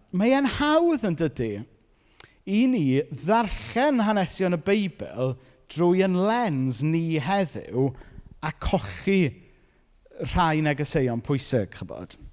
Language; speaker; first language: Welsh; native; Welsh